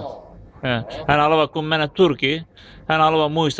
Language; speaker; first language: Finnish; non-native, learner; Turkish